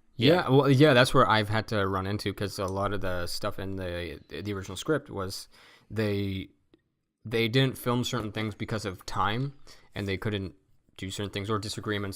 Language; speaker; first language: English; native; English